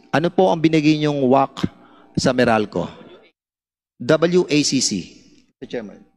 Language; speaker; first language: Filipino; native; Filipino